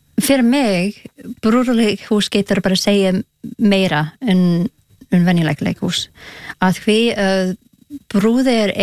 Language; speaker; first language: Icelandic; non-native, learner; Spanish